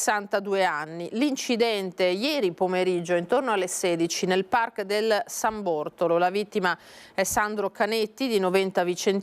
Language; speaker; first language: Italian; native; Italian